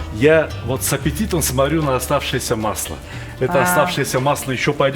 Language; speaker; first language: Russian; native; Russian